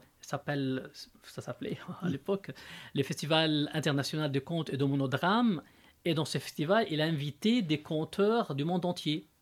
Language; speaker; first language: French; non-native, local second language; Arabic